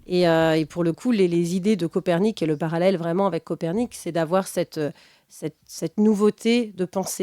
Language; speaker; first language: French; native; French